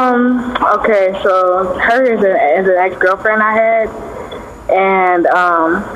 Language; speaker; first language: English; native; English